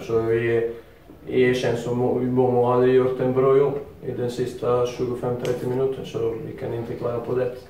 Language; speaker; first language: Swedish; non-native, learner; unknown